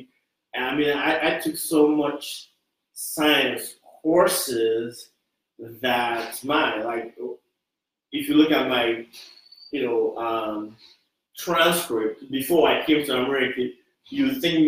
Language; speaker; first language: English; non-native, local second language; Igbo